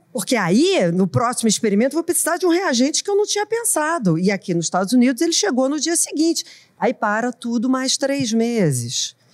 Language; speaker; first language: Portuguese; native; Portuguese